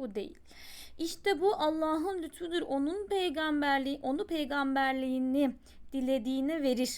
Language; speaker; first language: Turkish; native; Turkish